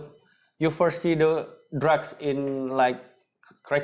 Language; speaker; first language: English; non-native, learner; Indonesian